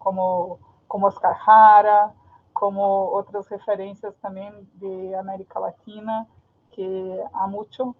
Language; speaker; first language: Spanish; non-native, fluent; Portuguese